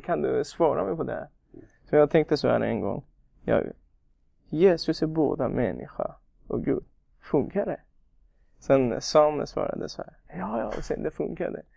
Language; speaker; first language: Swedish; non-native, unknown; Persian